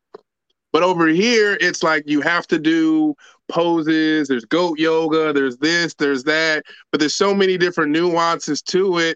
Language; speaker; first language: English; native; English